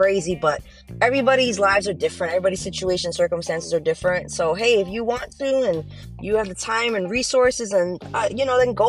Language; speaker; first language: English; native; English